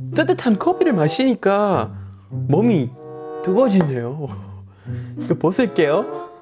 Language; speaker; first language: Korean; non-native, fluent; English